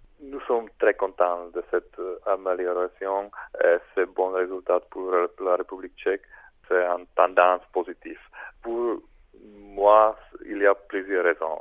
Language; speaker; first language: French; non-native, fluent; Czech